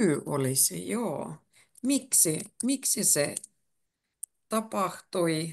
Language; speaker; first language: Finnish; native; Finnish